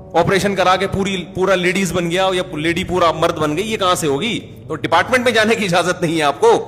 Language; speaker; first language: Urdu; native; Urdu